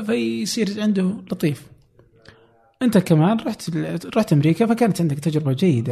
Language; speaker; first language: Arabic; native; Arabic